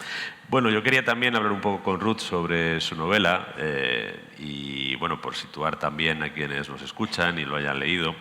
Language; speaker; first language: Spanish; native; Spanish